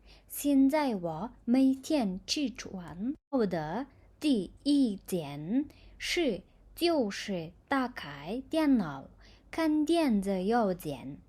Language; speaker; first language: Chinese; non-native, fluent; Mongolian